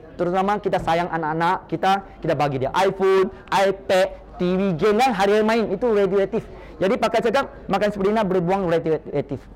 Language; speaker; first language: Malay; non-native, local second language; Chinese